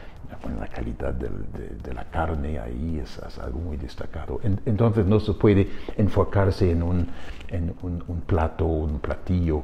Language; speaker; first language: Spanish; non-native, fluent; German